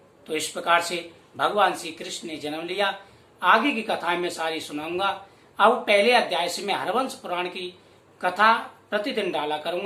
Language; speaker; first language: Hindi; native; Hindi